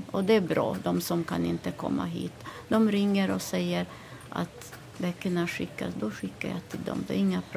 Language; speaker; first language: Swedish; non-native, fluent; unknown